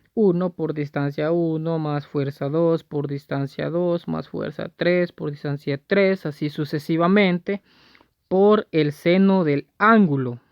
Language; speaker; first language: Spanish; native; Spanish